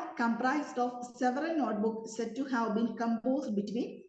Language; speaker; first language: English; non-native, local second language; Malayalam